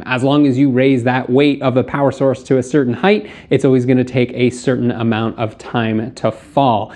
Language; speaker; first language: English; native; English